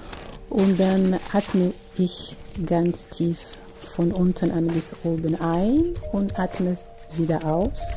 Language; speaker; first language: German; non-native, fluent; Portuguese